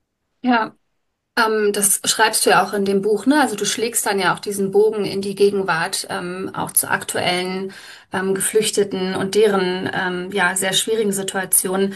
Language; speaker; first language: German; native; German